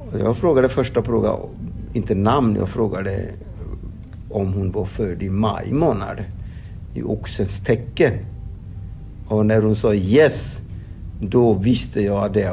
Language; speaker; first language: Swedish; non-native, fluent; Odia